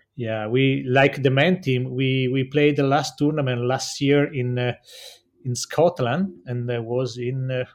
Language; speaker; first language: English; non-native, learner; Italian